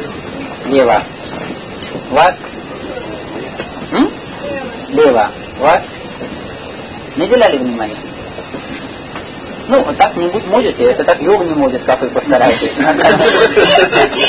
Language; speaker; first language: Russian; non-native, learner; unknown